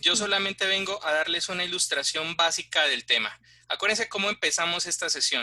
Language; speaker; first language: Spanish; native; Spanish